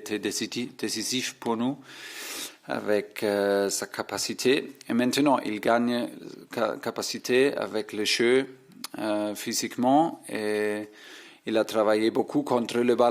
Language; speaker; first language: French; non-native, fluent; German